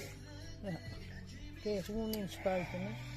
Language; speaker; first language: Dutch; native; Dutch